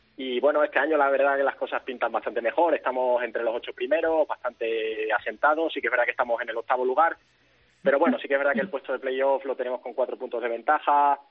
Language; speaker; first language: Spanish; native; Spanish